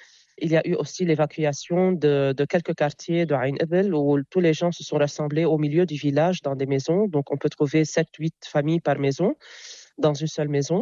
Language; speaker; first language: French; non-native, local second language; Arabic